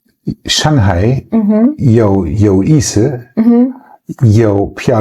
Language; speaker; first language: Chinese; non-native, learner; German